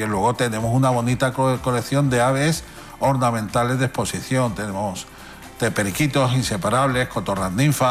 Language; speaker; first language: Spanish; native; Spanish